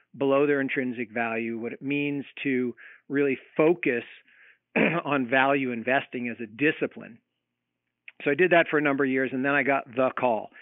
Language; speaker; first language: English; native; English